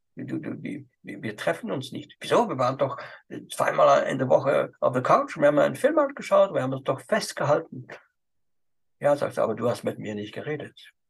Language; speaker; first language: German; non-native, fluent; French